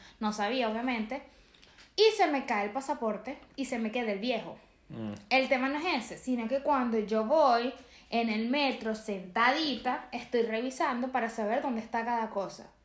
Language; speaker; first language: Spanish; native; Spanish